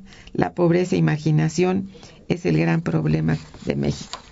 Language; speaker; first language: Spanish; native; Spanish